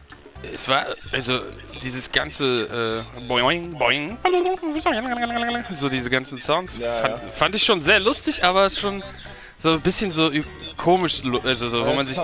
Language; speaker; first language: German; native; German